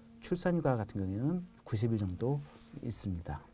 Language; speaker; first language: Korean; native; Korean